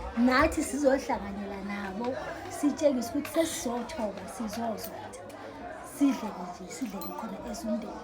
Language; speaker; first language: Zulu; native; Zulu